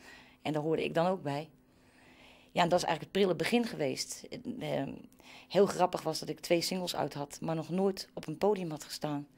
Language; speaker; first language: Dutch; native; Dutch